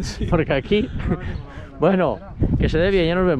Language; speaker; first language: Spanish; native; Spanish